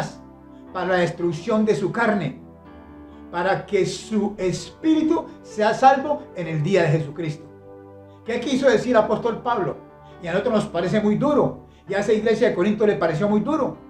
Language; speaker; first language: Spanish; native; Spanish